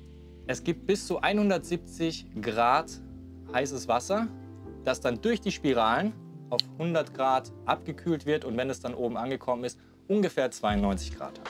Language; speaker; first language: German; native; German